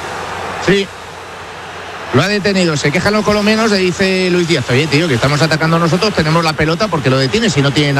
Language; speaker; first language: Spanish; native; Spanish